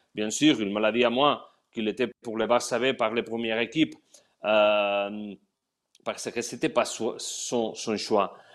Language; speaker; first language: French; non-native, learner; Spanish